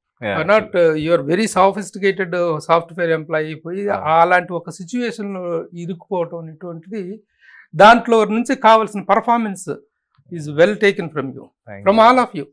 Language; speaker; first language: Telugu; native; Telugu